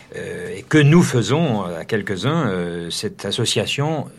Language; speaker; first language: French; native; French